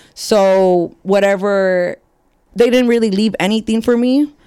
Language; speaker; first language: English; native; English